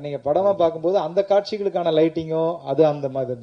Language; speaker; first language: Tamil; native; Tamil